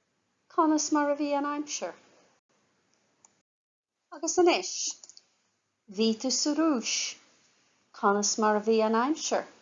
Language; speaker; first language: Irish; non-native, local second language; English